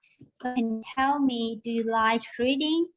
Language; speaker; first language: English; non-native, learner; Vietnamese